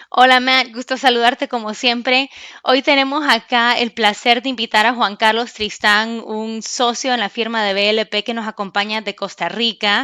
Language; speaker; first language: Spanish; native; Spanish